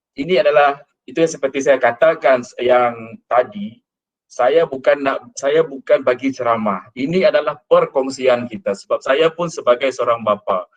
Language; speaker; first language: Malay; non-native, local second language; Iban